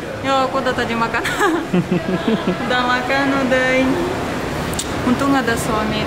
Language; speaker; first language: Indonesian; non-native, learner; Russian